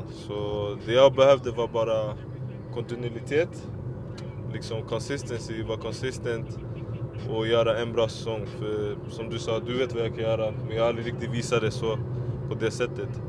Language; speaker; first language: Swedish; native; Swedish